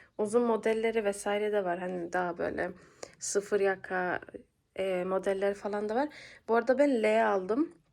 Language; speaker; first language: Turkish; early bilingual, heritage; Turkish